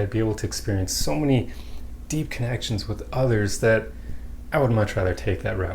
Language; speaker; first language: English; native; English